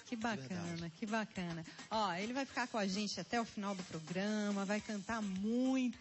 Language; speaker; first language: Portuguese; native; Portuguese